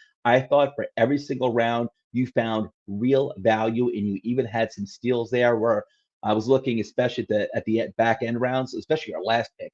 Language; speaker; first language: English; native; English